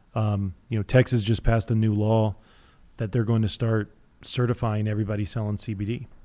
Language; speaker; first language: English; native; English